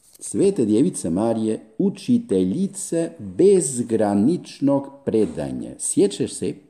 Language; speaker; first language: Croatian; non-native, fluent; Spanish